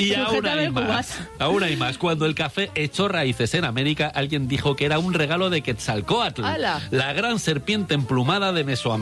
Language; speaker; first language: Spanish; native; Spanish